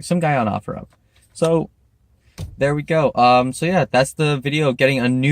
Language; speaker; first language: English; native; English